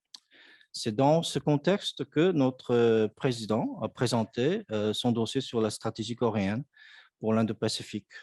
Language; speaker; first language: French; non-native, fluent; Korean